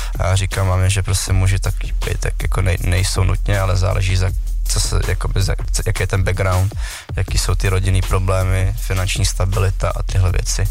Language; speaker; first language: Czech; early bilingual, other home language; Vietnamese